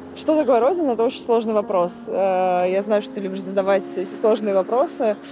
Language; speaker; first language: Russian; native; Russian